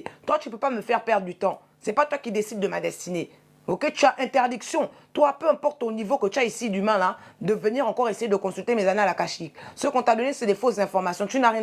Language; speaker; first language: French; native; French